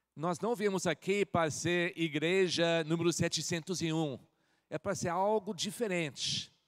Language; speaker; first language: Portuguese; non-native, fluent; English